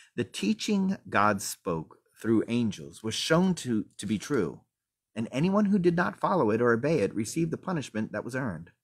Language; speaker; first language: English; native; English